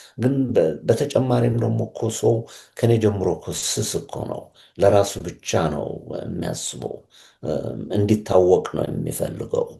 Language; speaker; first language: Amharic; native; Amharic